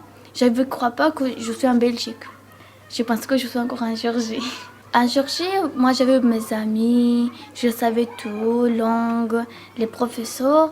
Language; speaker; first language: French; non-native, learner; Georgian